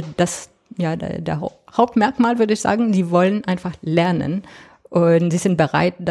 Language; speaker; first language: German; non-native, fluent; French